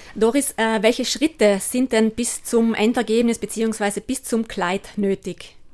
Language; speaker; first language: German; native; German